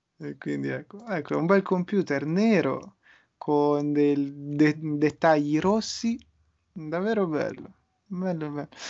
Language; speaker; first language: Italian; native; Italian